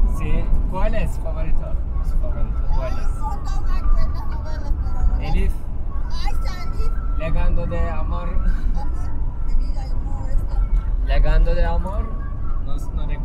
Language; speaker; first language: Spanish; non-native, learner; Turkish